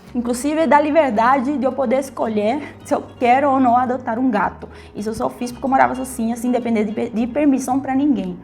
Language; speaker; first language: Portuguese; non-native, fluent; Spanish